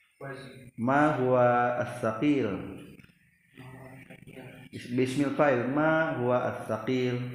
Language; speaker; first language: Arabic; non-native, learner; Indonesian